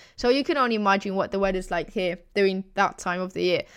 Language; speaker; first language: English; non-native, fluent; Italian